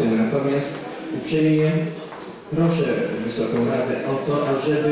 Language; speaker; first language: Polish; native; Polish